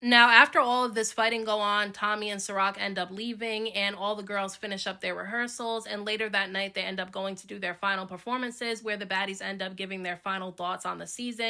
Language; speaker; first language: English; native; English